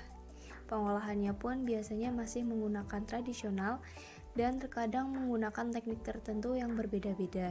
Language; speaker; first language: Indonesian; native; Indonesian